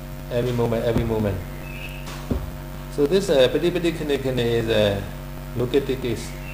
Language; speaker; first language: English; non-native, learner; Burmese